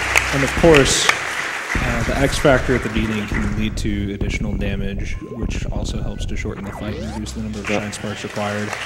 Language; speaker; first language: English; native; English